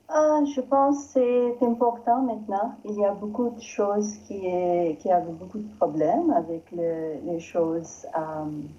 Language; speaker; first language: French; non-native, learner; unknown